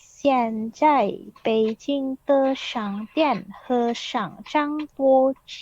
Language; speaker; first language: Chinese; non-native, learner; Indonesian